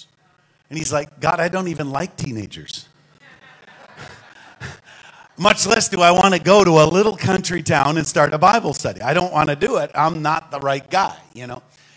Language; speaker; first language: English; native; English